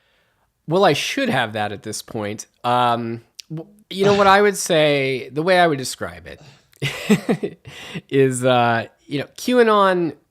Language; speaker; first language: English; native; English